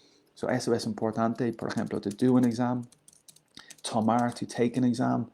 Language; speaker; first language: Spanish; non-native, learner; English